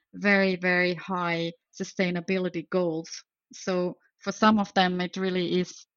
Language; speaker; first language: English; non-native, fluent; Finnish